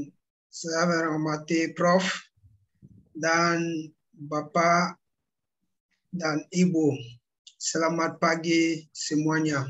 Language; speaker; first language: Indonesian; non-native, learner; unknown